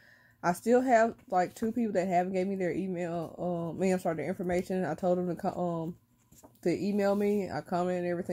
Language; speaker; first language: English; native; English